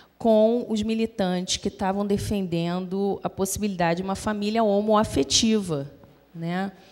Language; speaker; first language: Portuguese; native; Portuguese